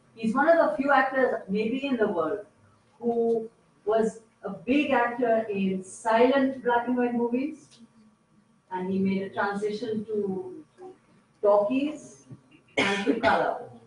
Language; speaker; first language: English; native; English